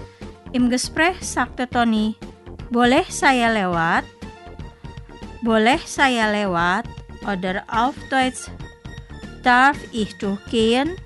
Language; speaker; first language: German; non-native, fluent; Indonesian